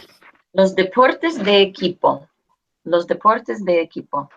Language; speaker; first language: Spanish; non-native, fluent; English